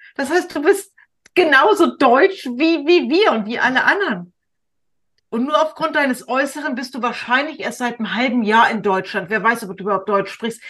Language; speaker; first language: German; native; German